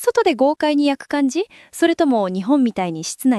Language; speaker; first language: Japanese; native; Japanese